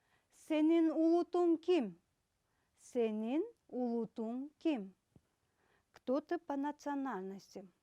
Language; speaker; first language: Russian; non-native, local second language; Kyrgyz